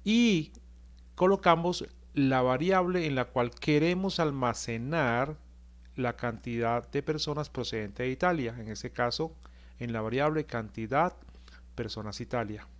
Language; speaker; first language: Spanish; native; Spanish